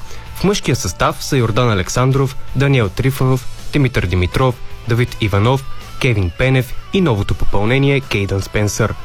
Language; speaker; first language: Bulgarian; native; Bulgarian